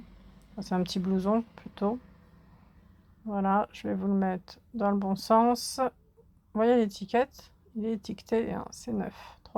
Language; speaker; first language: French; native; French